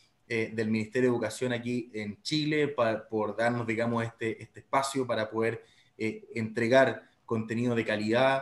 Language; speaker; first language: Spanish; native; Spanish